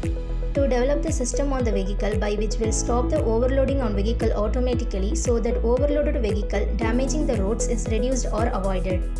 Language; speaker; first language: English; non-native, local second language; Tamil